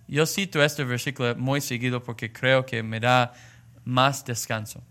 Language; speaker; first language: Spanish; non-native, learner; English